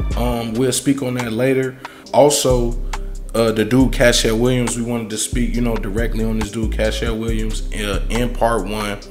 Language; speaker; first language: English; native; English